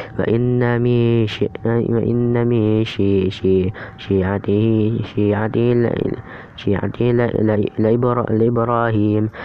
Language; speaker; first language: Arabic; non-native, learner; Indonesian